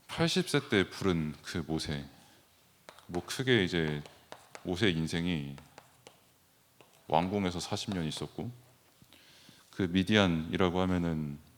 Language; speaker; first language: Korean; native; Korean